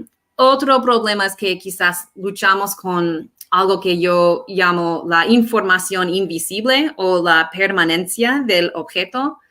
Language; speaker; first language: Spanish; non-native, fluent; English